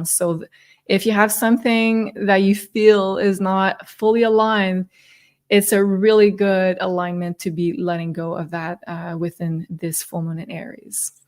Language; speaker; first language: English; non-native, fluent; French